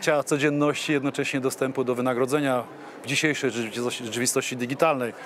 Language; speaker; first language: Polish; native; Polish